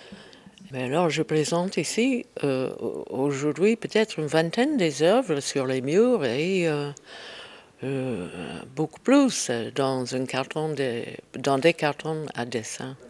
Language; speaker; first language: French; non-native, fluent; English